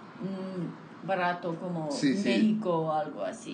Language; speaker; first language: Spanish; non-native, fluent; English